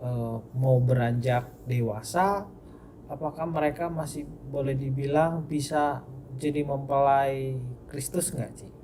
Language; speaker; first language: Indonesian; native; Indonesian